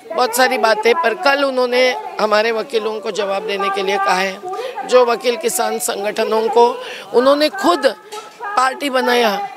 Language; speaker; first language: Hindi; non-native, local second language; Marathi